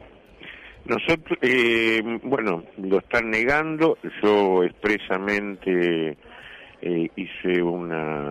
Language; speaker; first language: Spanish; native; Spanish